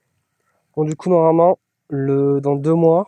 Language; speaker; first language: French; native; French